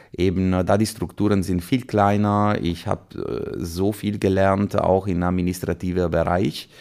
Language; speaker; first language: German; non-native, fluent; Italian